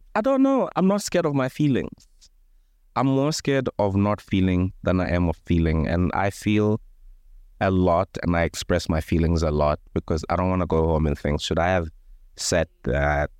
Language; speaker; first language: English; non-native, local second language; Venda